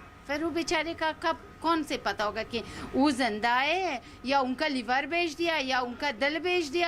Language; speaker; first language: Hindi; non-native, learner; Persian